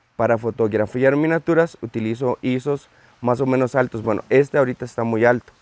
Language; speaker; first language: Spanish; native; Spanish